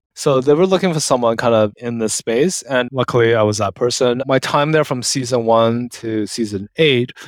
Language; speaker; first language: English; native; English